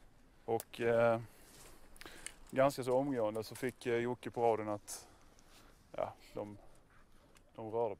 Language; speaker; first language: Swedish; native; Swedish